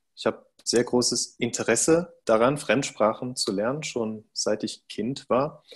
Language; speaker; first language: German; native; German